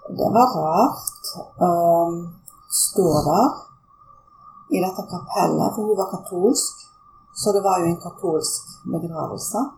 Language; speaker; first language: Norwegian; native; Norwegian